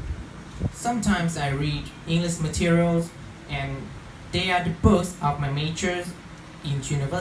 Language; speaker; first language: English; non-native, fluent; Vietnamese